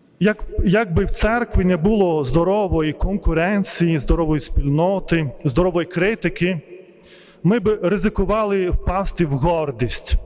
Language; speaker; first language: Ukrainian; non-native, fluent; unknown